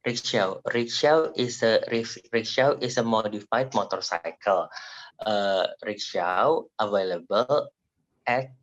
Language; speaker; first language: English; non-native, learner; Indonesian